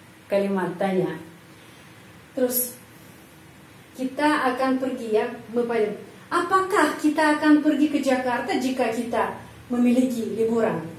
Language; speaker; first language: Indonesian; non-native, fluent; Russian